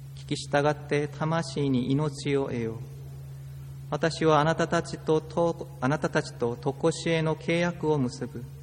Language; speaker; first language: Japanese; non-native, fluent; Korean